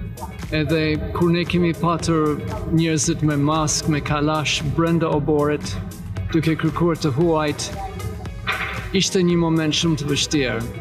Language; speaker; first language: Albanian; non-native, learner; English